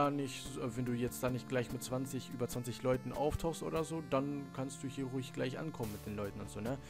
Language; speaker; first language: German; native; German